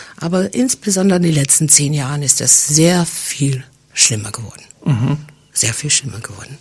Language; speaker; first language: German; non-native, fluent; English